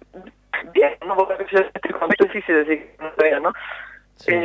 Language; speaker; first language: Spanish; native; Spanish